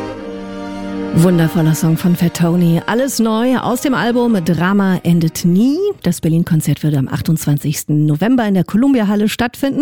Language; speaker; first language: German; native; German